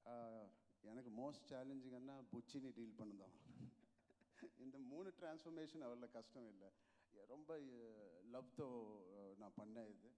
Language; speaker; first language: Tamil; non-native, local second language; Telugu